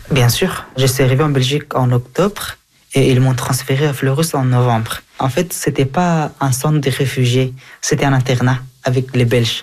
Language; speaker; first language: French; non-native, fluent; Persian